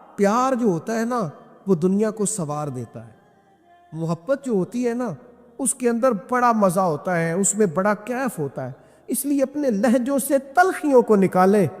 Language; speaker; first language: Urdu; non-native, local second language; Punjabi